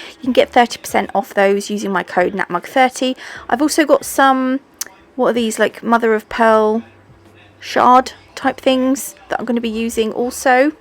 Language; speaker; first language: English; native; English